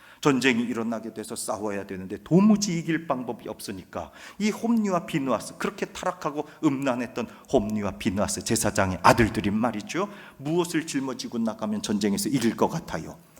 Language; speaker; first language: Korean; native; Korean